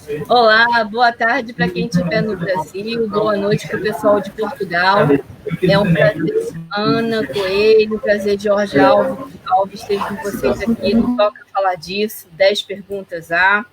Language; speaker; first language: Portuguese; native; Portuguese